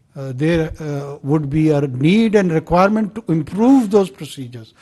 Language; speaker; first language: English; non-native, local second language; Pashto